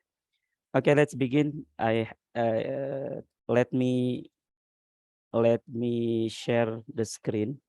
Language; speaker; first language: English; non-native, learner; Indonesian